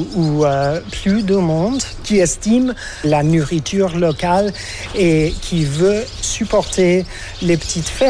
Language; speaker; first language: French; non-native, fluent; English